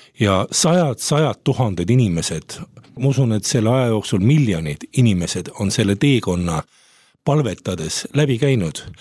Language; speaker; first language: Estonian; native; Estonian